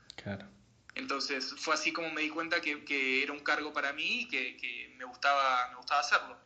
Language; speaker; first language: Spanish; native; Spanish